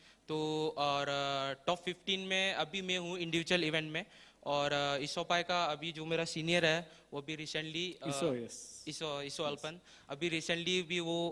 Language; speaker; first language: Hindi; non-native, local second language; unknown